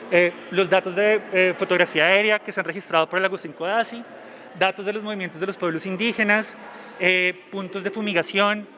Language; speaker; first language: Spanish; native; Spanish